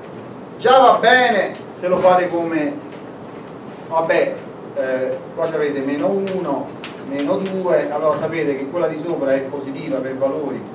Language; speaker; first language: Italian; native; Italian